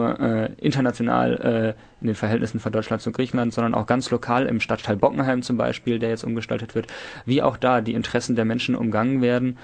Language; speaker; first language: German; native; German